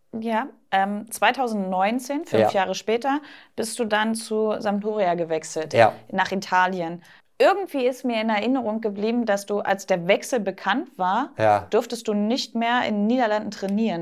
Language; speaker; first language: German; native; German